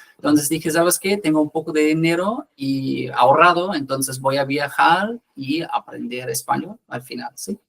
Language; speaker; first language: Spanish; non-native, fluent; German